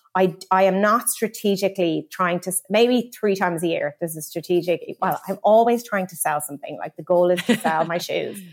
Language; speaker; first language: English; native; English